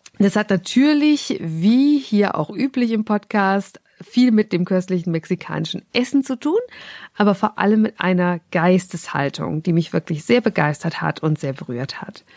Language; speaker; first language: German; native; German